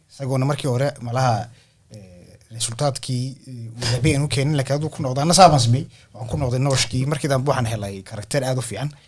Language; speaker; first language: Somali; early bilingual, heritage; Somali